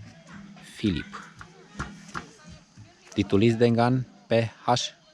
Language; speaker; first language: Indonesian; non-native, learner; Romanian